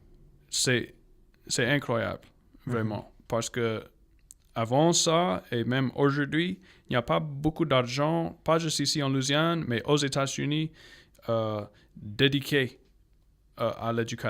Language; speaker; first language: French; non-native, local second language; English